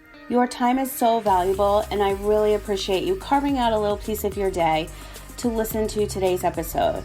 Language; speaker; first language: English; native; English